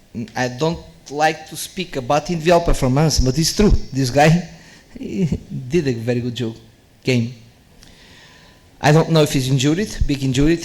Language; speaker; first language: English; non-native, learner; Portuguese